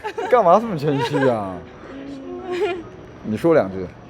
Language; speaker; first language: Chinese; non-native, fluent; Korean